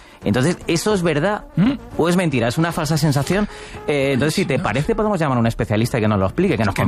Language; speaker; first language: Spanish; native; Spanish